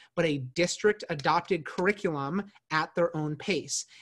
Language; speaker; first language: English; native; English